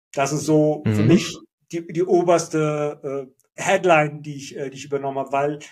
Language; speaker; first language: German; native; German